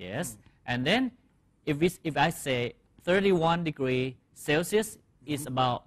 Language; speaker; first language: English; non-native, fluent; Thai